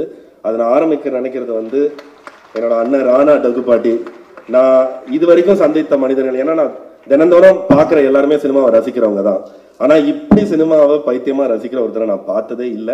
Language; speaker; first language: Tamil; native; Tamil